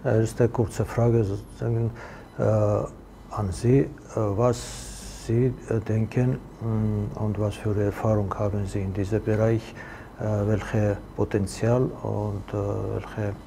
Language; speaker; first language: German; non-native, learner; Georgian